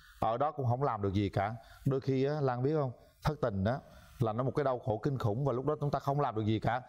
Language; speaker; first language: Vietnamese; native; Vietnamese